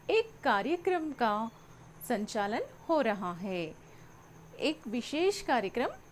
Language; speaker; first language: Hindi; non-native, local second language; Telugu